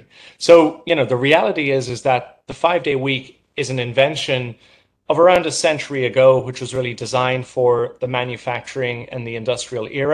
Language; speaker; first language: English; native; English